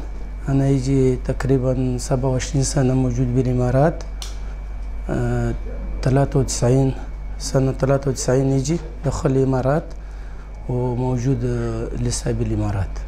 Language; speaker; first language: Arabic; non-native, learner; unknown